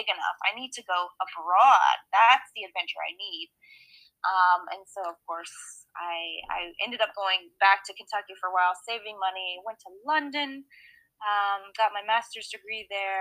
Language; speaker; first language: English; native; English